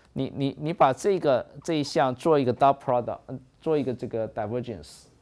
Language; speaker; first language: Chinese; native; Chinese